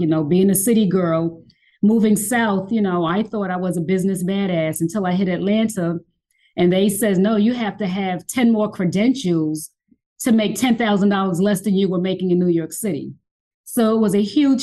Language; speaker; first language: English; native; English